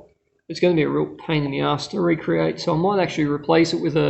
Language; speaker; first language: English; native; English